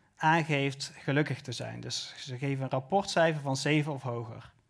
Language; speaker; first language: Dutch; native; Dutch